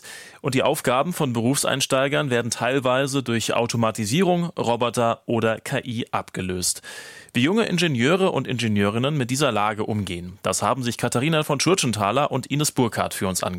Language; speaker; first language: German; native; German